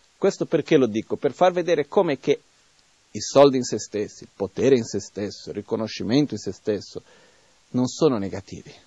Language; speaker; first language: Italian; non-native, fluent; Portuguese